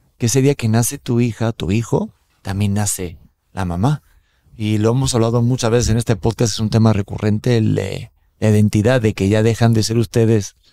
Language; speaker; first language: Spanish; native; Spanish